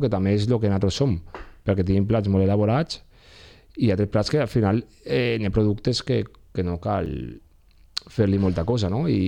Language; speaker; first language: Catalan; native; Catalan